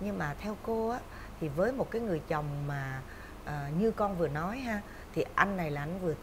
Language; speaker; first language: Vietnamese; native; Vietnamese